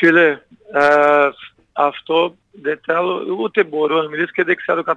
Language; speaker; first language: Greek; non-native, learner; Portuguese